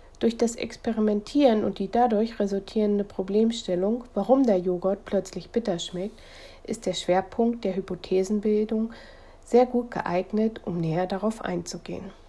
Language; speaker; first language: German; native; German